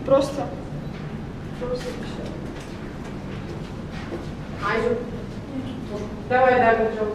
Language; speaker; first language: Russian; native; Russian